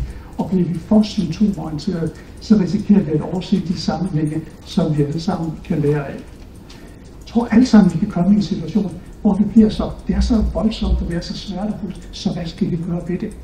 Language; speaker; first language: Danish; native; Danish